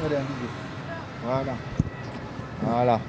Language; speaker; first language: French; native; French